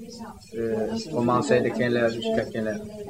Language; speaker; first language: French; non-native, learner; Vietnamese